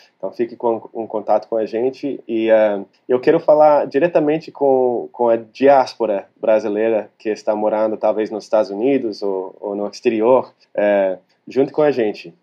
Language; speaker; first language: Portuguese; non-native, fluent; English